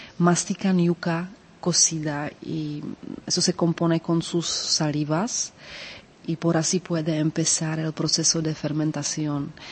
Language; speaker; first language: Spanish; non-native, fluent; Czech